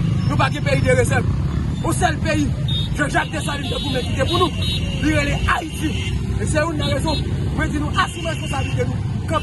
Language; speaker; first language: Haitian Creole; native; Haitian Creole